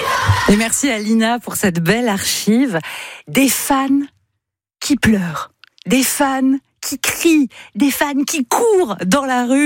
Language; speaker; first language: French; native; French